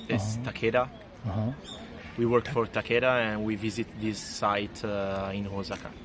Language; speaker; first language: English; non-native, learner; Italian